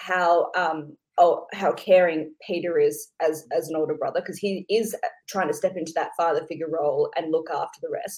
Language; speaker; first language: English; native; English